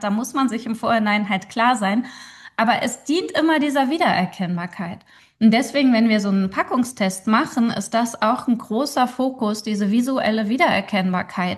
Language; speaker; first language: German; native; German